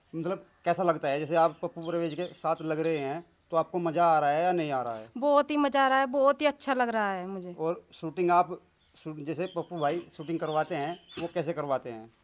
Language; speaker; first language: Hindi; native; Hindi